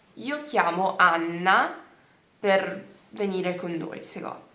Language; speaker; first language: Italian; non-native, fluent; Portuguese